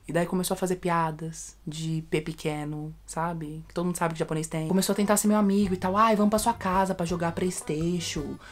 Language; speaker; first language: Portuguese; early bilingual, heritage; Portuguese